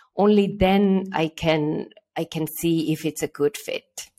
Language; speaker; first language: English; early bilingual, other home language; Estonian